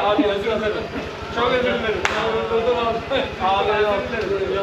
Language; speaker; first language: Turkish; native; Turkish